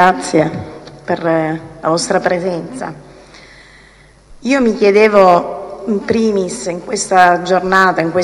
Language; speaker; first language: Italian; native; Italian